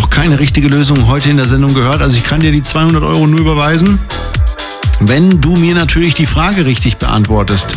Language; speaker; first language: German; native; German